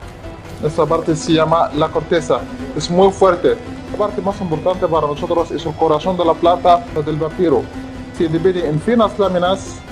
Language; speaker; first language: Spanish; non-native, fluent; Arabic